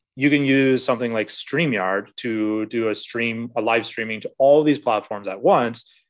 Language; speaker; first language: English; native; English